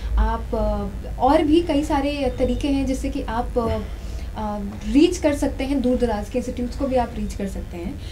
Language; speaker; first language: Hindi; native; Hindi